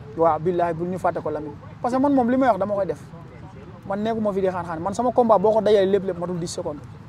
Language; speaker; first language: Wolof; native; Wolof